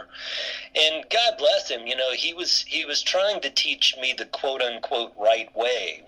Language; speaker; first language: English; native; English